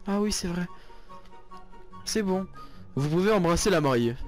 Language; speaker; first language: French; native; French